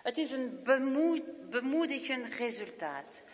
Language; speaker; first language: Dutch; non-native, local second language; French